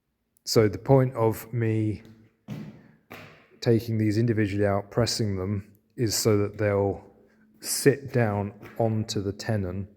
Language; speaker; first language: English; native; English